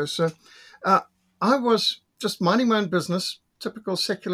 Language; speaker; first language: English; native; English